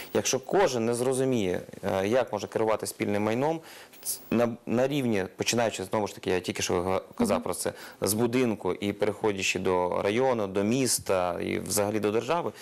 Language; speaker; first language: Ukrainian; non-native, local second language; Russian